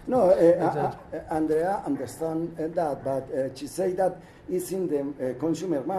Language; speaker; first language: English; non-native, learner; Spanish